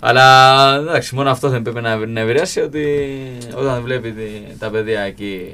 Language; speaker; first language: Greek; non-native, learner; Spanish